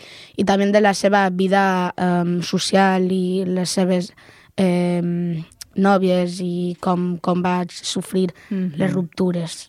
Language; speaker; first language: Catalan; non-native, local second language; Spanish